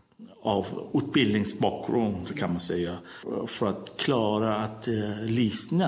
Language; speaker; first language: Swedish; non-native, learner; Persian